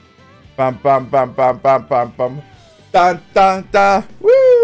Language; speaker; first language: Japanese; non-native, learner; English